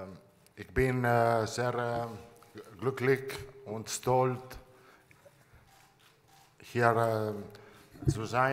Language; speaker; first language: German; non-native, learner; Italian